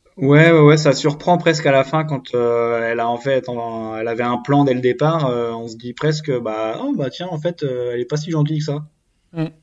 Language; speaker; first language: French; native; French